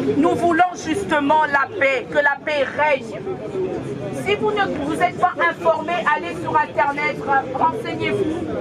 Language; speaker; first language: French; non-native, local second language; Lingala